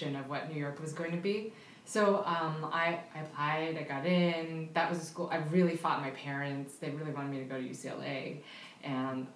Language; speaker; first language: English; early bilingual, other home language; Filipino